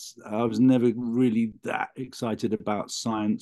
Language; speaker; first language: English; native; English